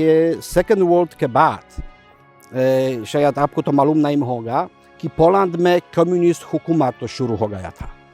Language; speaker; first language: Hindi; non-native, fluent; Polish